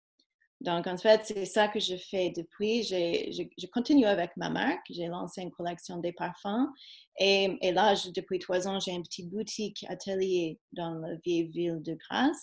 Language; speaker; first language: French; non-native, fluent; English